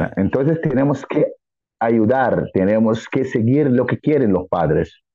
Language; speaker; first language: Spanish; non-native, fluent; Arabic